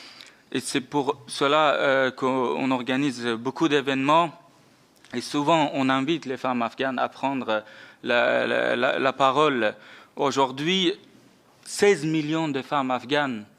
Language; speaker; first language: French; non-native, fluent; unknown